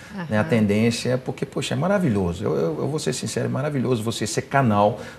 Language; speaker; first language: Portuguese; non-native, fluent; English